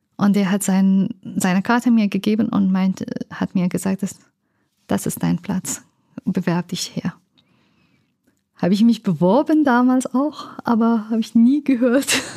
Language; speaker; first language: German; non-native, learner; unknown